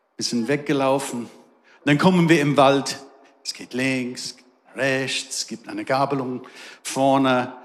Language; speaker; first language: German; non-native, fluent; English